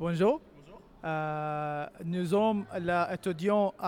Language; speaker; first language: French; non-native, learner; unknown